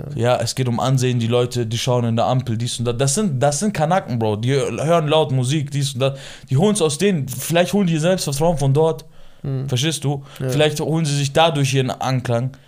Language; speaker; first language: German; native; German